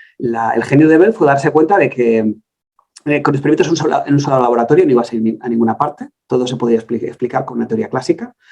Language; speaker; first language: Spanish; native; Spanish